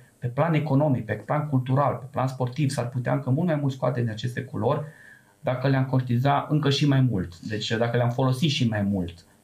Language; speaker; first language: Romanian; non-native, local second language; Serbian